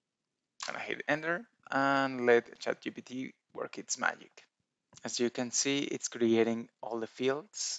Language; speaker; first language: English; non-native, fluent; Spanish